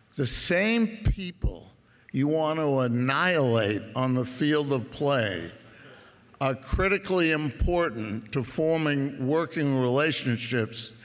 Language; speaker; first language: English; native; English